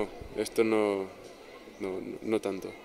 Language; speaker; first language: Spanish; non-native, fluent; German